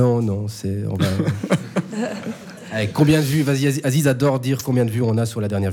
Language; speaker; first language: French; native; French